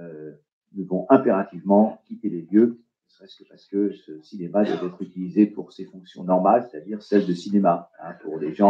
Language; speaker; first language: French; native; French